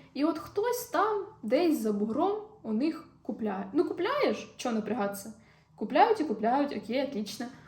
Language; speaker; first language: Ukrainian; non-native, local second language; Russian